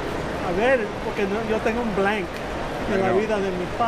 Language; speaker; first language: Spanish; early bilingual, heritage; Spanish